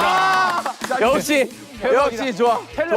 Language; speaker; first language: Korean; native; Korean